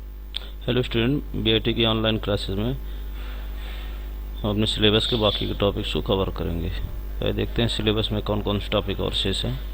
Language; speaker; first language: Hindi; native; Hindi